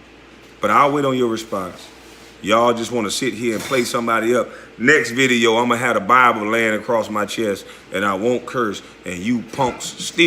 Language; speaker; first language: English; native; English